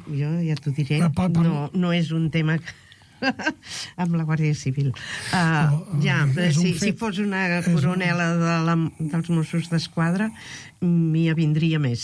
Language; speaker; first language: Catalan; native; Catalan